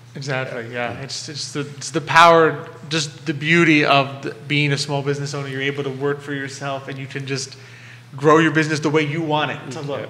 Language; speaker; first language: English; native; English